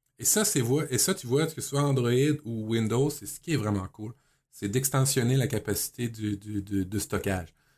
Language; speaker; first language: French; native; French